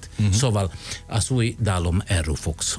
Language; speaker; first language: Hungarian; non-native, fluent; Italian